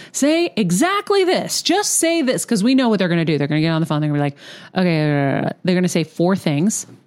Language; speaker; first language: English; early bilingual, other home language; Greek